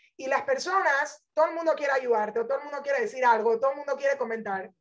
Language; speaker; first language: Spanish; native; Spanish